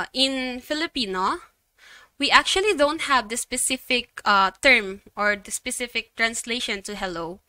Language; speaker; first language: English; non-native, local second language; Filipino